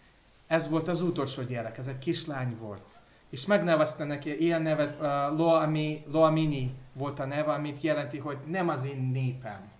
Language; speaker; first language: Hungarian; non-native, fluent; English